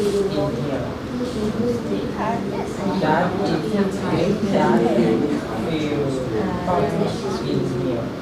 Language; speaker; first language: English; non-native, learner; Thai